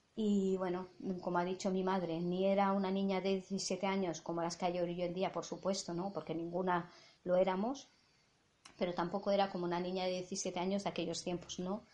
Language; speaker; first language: Spanish; non-native, local second language; Catalan